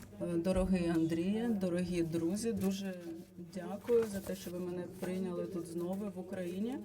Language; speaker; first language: Ukrainian; non-native, fluent; Latvian